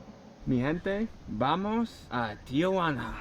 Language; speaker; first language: Spanish; non-native, learner; English